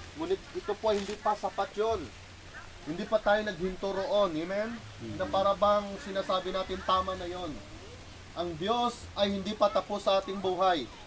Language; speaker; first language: Filipino; non-native, local second language; Cebuano